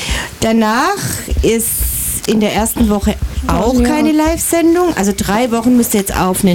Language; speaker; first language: German; native; German